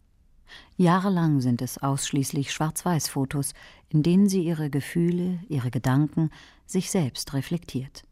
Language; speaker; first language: German; native; German